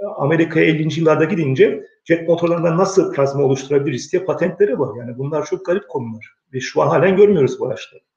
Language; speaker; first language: Turkish; early bilingual, heritage; Turkish